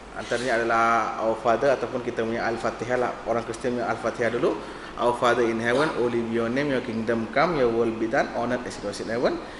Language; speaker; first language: Malay; non-native, local second language; Tamil